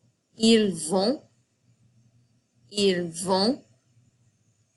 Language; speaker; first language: French; non-native, fluent; English